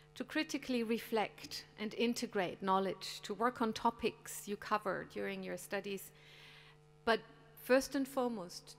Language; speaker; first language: English; non-native, fluent; German